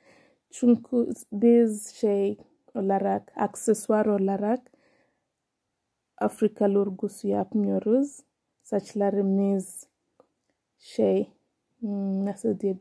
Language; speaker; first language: Turkish; non-native, learner; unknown